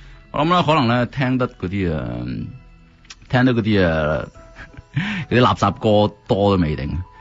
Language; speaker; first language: Cantonese; native; Cantonese